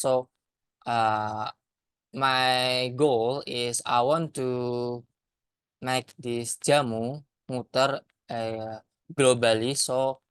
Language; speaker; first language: English; non-native, learner; Indonesian